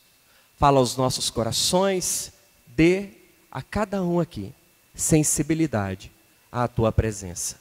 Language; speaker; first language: Portuguese; native; Portuguese